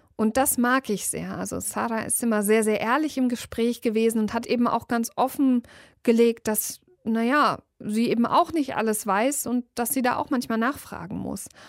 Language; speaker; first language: German; native; German